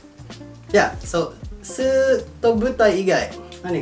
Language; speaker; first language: Japanese; non-native, fluent; Filipino